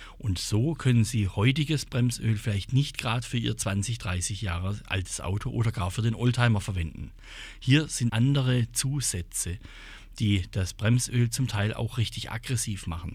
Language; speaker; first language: German; native; German